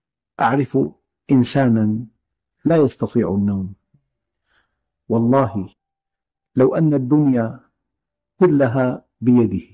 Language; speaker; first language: Arabic; native; Arabic